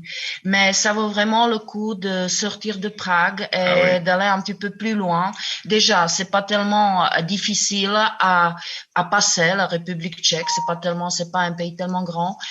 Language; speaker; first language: French; non-native, fluent; Czech